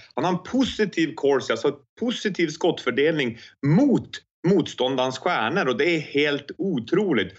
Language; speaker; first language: Swedish; native; Swedish